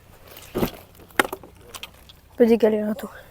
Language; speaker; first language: French; native; French